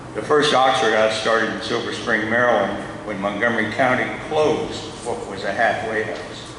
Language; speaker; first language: English; native; English